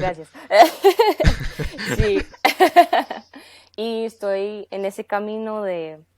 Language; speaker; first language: Spanish; non-native, fluent; English